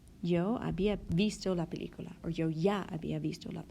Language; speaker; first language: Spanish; non-native, fluent; English